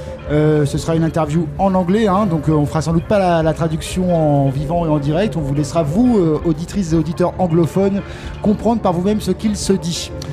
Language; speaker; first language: French; native; French